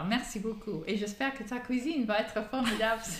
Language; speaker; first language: French; non-native, fluent; English